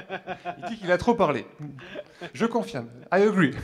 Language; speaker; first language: French; native; French